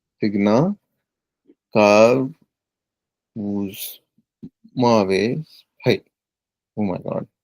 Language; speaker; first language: French; non-native, learner; Punjabi